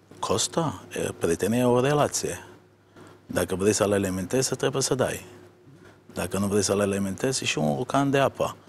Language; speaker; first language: Romanian; non-native, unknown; Italian